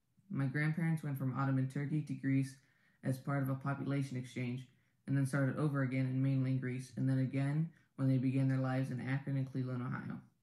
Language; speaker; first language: English; early bilingual, other home language; Greek